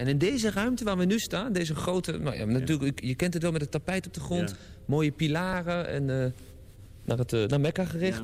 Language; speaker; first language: Dutch; native; Dutch